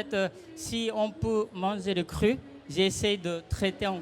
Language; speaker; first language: French; non-native, fluent; Japanese